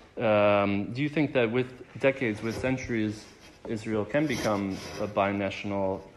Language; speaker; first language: English; native; English